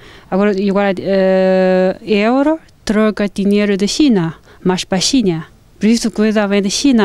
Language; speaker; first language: Portuguese; non-native, learner; Chinese